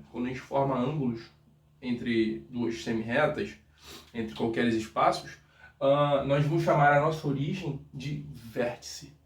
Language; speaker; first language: Portuguese; native; Portuguese